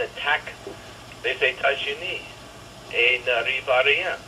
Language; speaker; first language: French; non-native, learner; English